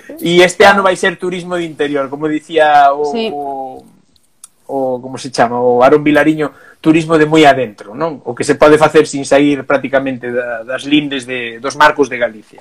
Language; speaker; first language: Galician; non-native, local second language; Spanish